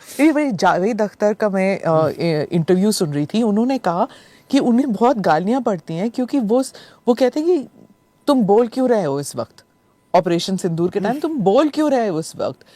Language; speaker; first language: Hindi; native; Hindi